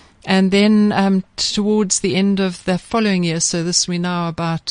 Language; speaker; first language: English; native; English